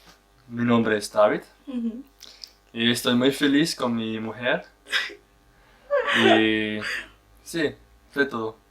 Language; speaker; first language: Spanish; non-native, learner; German